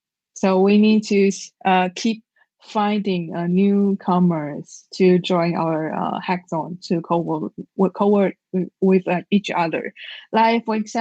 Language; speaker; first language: English; non-native, learner; Chinese